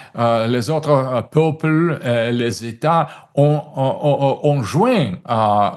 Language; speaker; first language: French; non-native, fluent; Russian